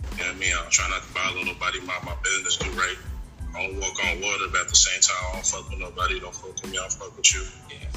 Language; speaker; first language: English; native; English